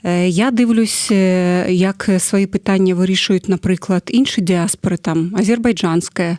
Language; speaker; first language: Ukrainian; non-native, fluent; Russian